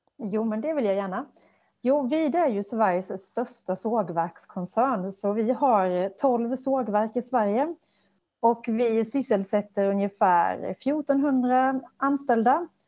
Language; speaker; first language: Swedish; native; Swedish